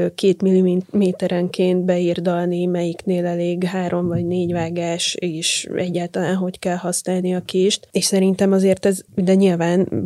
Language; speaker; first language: Hungarian; native; Hungarian